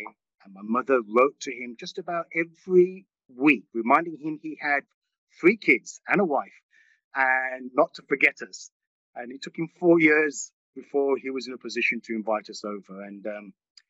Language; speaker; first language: English; early bilingual, other home language; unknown